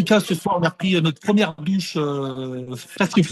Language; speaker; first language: French; native; French